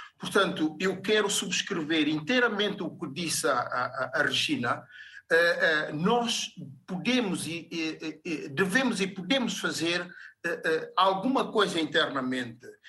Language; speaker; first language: Portuguese; non-native, local second language; Upper Guinea Crioulo